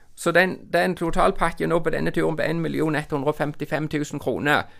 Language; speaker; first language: Norwegian; native; Norwegian